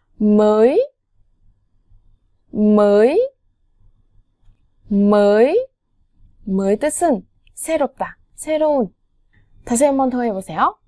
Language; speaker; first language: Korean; non-native, fluent; Vietnamese